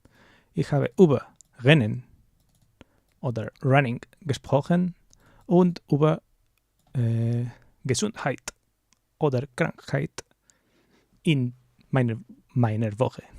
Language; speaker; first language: German; non-native, learner; English